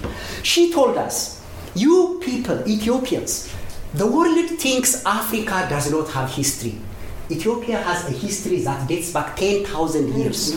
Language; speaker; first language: English; non-native, fluent; Amharic